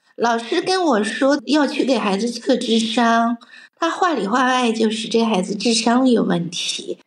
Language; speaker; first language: Chinese; native; Chinese